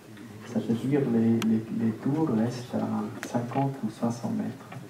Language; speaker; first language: French; non-native, local second language; German